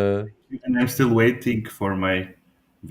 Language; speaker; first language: English; non-native, fluent; Polish